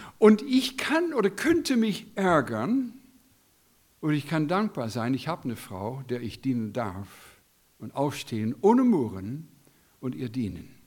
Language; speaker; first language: German; non-native, fluent; English